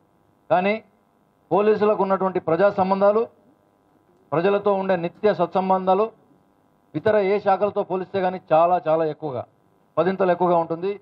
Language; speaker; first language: Telugu; native; Telugu